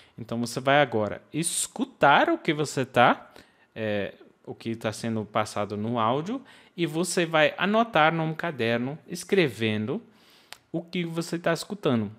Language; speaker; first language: Portuguese; non-native, fluent; English